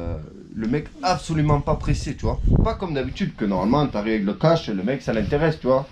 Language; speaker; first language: French; native; French